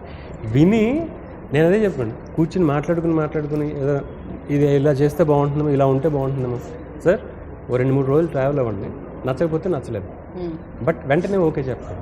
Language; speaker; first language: Telugu; native; Telugu